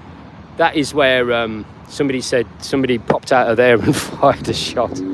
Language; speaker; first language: English; native; English